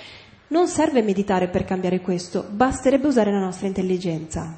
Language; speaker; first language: Italian; native; Italian